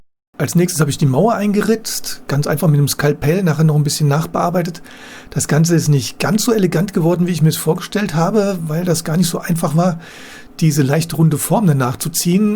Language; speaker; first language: German; native; German